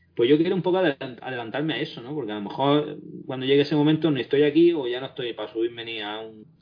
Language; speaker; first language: Spanish; native; Spanish